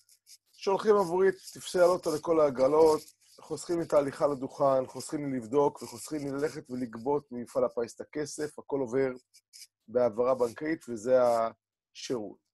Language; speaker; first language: Hebrew; native; Hebrew